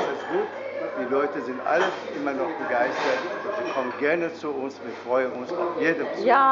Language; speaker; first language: German; non-native, learner; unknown